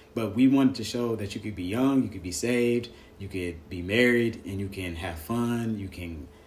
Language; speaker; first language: English; native; English